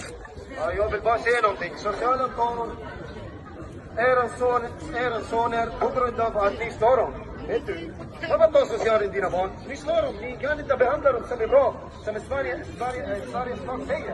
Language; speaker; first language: Swedish; non-native, fluent; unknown